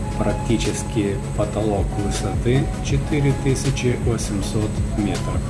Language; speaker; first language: Russian; native; Russian